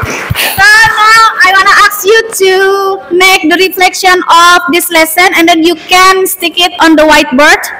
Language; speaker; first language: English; non-native, learner; Indonesian